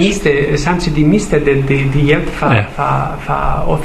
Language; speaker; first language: Danish; non-native, fluent; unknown